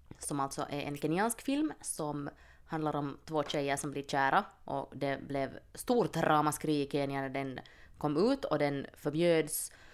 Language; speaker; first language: Swedish; native; Swedish